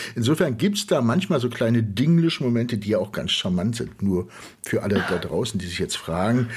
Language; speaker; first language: German; native; German